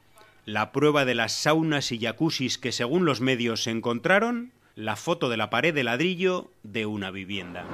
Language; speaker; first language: Spanish; native; Spanish